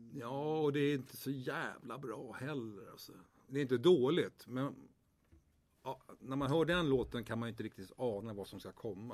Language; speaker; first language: Swedish; native; Swedish